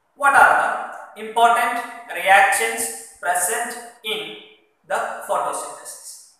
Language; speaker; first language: English; non-native, local second language; Malayalam